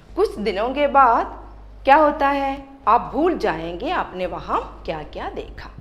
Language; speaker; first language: Hindi; non-native, local second language; Malayalam